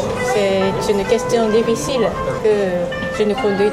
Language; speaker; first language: French; non-native, learner; Japanese